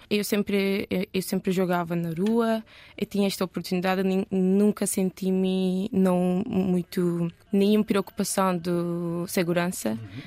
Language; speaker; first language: Portuguese; non-native, learner; Turkish